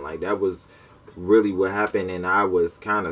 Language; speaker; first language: English; native; English